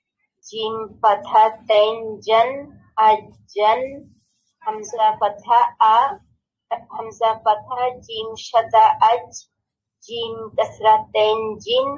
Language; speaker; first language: Arabic; non-native, learner; Bangla